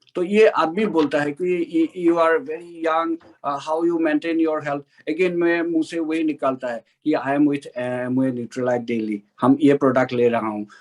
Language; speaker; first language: Hindi; non-native, local second language; Assamese